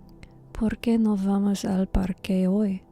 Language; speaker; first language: Spanish; non-native, learner; English